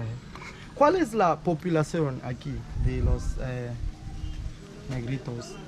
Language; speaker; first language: Spanish; non-native, learner; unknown